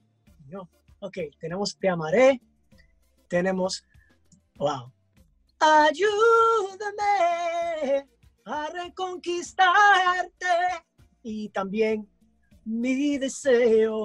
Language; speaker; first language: Spanish; early bilingual, heritage; English